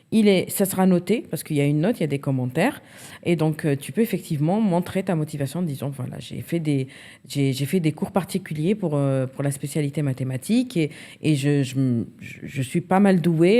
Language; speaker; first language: French; native; French